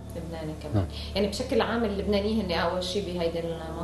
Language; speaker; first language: Arabic; native; Arabic